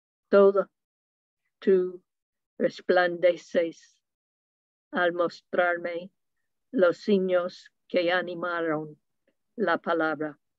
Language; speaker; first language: Spanish; non-native, fluent; English